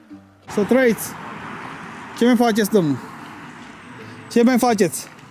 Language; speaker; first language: Romanian; non-native, learner; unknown